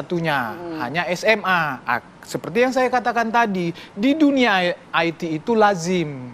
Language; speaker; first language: Indonesian; native; Indonesian